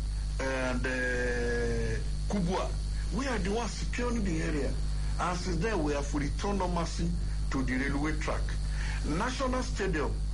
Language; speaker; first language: English; non-native, local second language; Yoruba